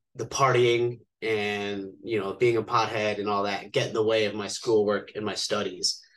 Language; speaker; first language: English; native; English